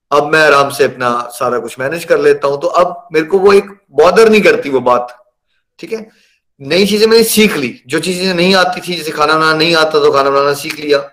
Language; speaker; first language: Hindi; native; Hindi